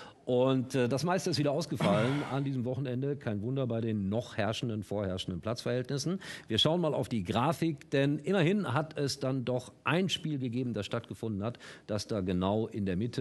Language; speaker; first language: German; native; German